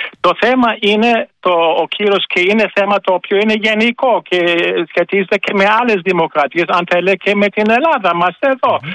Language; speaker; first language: Greek; non-native, fluent; German